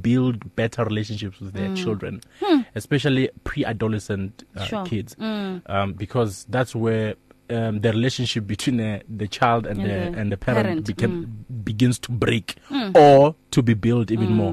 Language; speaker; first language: English; non-native, local second language; Northern Sotho